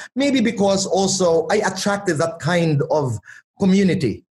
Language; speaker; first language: English; non-native, local second language; Waray